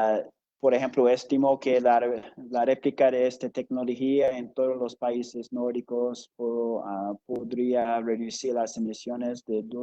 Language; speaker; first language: Spanish; non-native, fluent; English